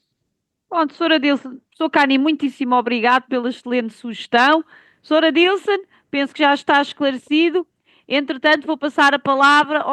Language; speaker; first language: Portuguese; native; Portuguese